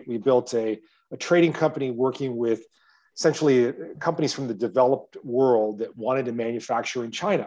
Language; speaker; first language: English; native; English